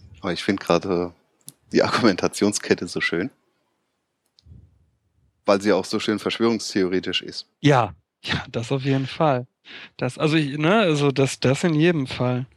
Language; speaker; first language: German; native; German